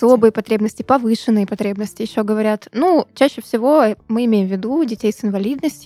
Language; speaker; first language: Russian; native; Russian